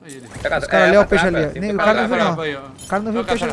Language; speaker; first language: Portuguese; native; Portuguese